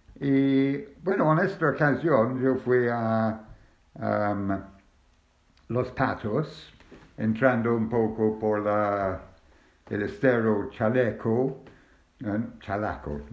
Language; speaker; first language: Spanish; non-native, learner; English